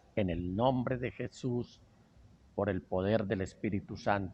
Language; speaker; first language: Spanish; native; Spanish